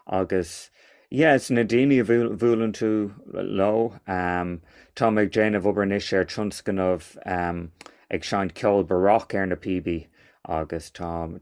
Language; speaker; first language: Irish; non-native, local second language; English